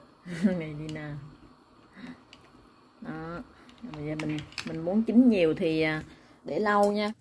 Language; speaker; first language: Vietnamese; native; Vietnamese